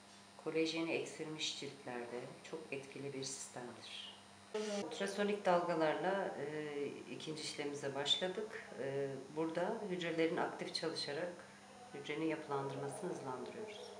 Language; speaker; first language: Turkish; native; Turkish